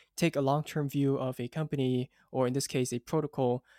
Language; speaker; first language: English; non-native, local second language; Cantonese